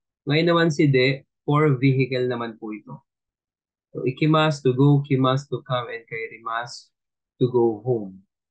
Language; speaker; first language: English; non-native, local second language; Filipino